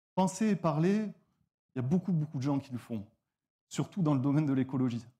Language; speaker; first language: French; native; French